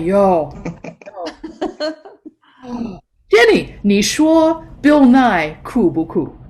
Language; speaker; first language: Chinese; non-native, fluent; English